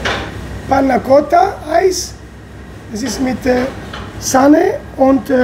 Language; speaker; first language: German; non-native, fluent; Italian